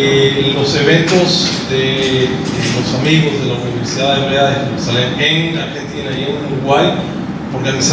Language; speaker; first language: Spanish; early bilingual, heritage; Spanish